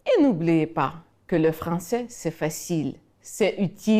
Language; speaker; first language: French; non-native, fluent; Ukrainian